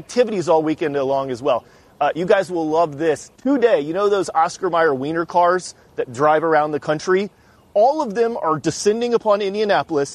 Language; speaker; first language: English; native; English